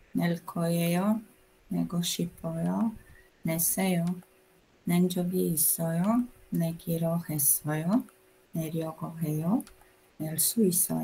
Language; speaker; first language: Korean; non-native, learner; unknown